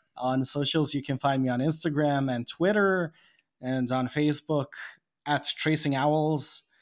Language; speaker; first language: English; non-native, fluent; Bosnian